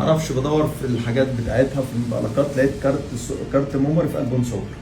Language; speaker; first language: Arabic; native; Arabic